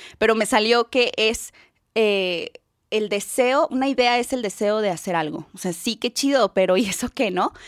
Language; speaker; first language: Spanish; native; Spanish